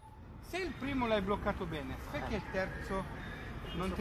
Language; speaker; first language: Italian; non-native, fluent; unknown